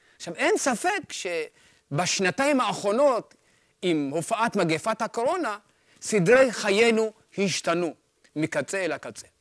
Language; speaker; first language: Hebrew; early bilingual, other home language; Amharic